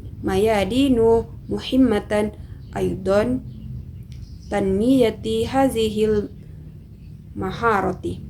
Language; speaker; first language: Arabic; non-native, learner; Indonesian